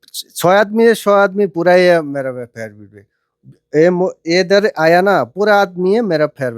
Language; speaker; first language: Hindi; non-native, learner; Bangla